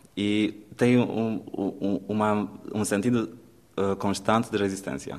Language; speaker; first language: Portuguese; non-native, fluent; Romanian